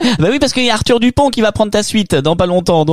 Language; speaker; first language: French; native; French